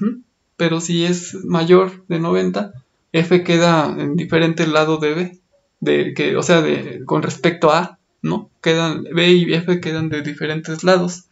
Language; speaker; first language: Spanish; native; Spanish